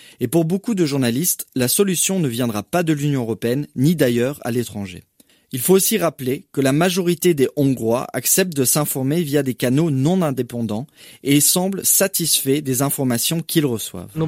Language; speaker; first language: French; native; French